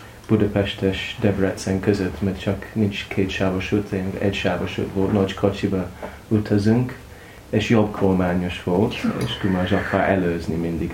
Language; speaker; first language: Hungarian; non-native, learner; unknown